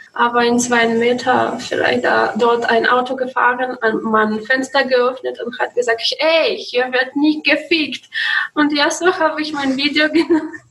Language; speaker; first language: German; non-native, learner; Russian